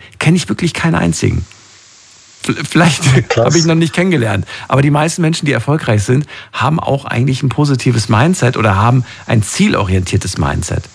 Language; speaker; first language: German; native; German